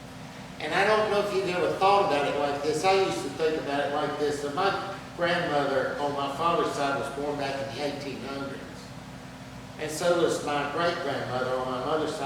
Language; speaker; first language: English; native; English